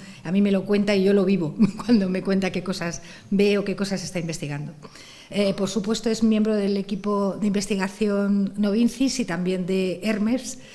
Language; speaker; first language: Spanish; native; Spanish